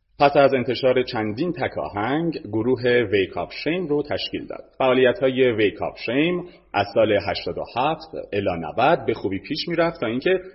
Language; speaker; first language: Persian; native; Persian